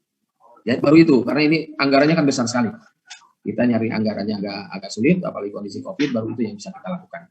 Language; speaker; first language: Indonesian; native; Indonesian